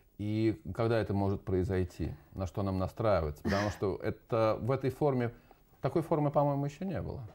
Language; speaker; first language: Russian; native; Russian